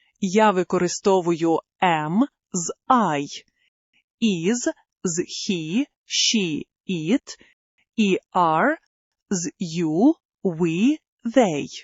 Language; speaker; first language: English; non-native, fluent; Ukrainian